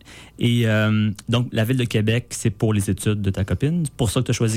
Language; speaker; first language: French; native; French